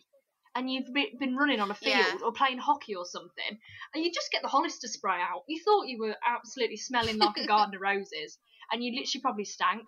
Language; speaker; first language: English; native; English